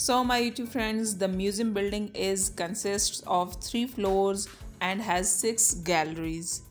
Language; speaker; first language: English; non-native, local second language; Urdu